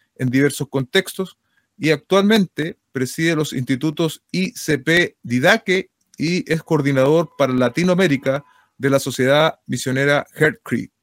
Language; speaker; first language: Spanish; native; Spanish